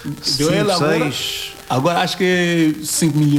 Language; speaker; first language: Portuguese; non-native, learner; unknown